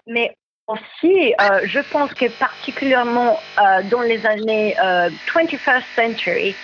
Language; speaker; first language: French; non-native, learner; Italian